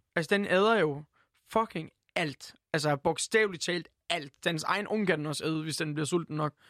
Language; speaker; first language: Danish; early bilingual, other home language; Turkish